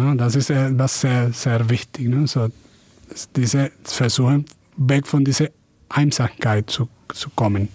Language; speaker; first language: German; non-native, fluent; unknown